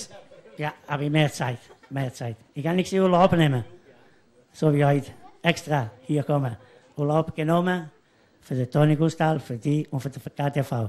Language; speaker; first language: German; non-native, learner; Italian